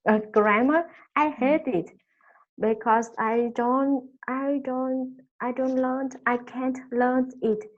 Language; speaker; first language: English; non-native, learner; Vietnamese